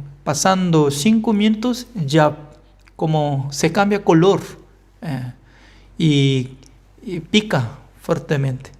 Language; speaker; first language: Spanish; non-native, fluent; Korean